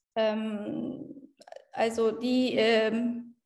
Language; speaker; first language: German; non-native, fluent; Turkish